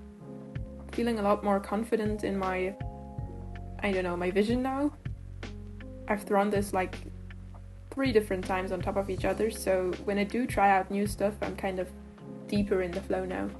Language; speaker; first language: English; non-native, fluent; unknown